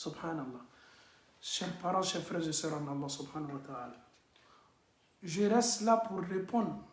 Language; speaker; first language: French; non-native, local second language; Bambara